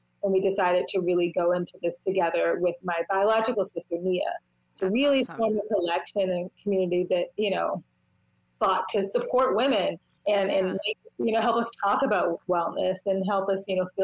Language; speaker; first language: English; native; English